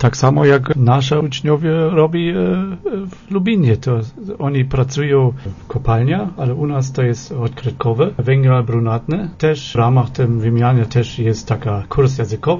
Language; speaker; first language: Polish; non-native, learner; German